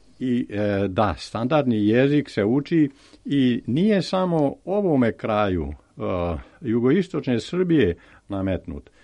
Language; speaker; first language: Serbian; native; Serbian